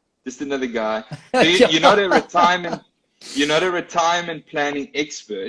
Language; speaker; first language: English; native; English